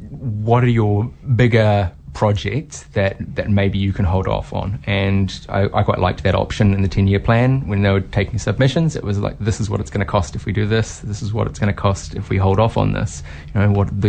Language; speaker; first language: English; native; English